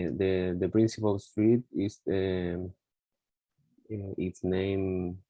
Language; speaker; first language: English; non-native, learner; Spanish